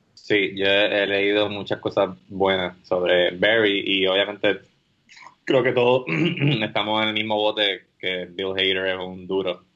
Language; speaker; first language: Spanish; native; Spanish